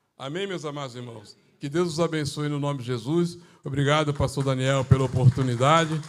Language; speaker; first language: Portuguese; native; Portuguese